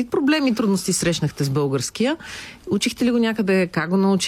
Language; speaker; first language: Bulgarian; native; Bulgarian